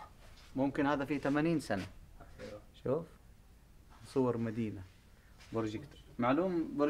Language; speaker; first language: Arabic; non-native, learner; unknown